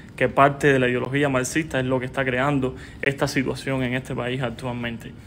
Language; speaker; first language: Spanish; native; Spanish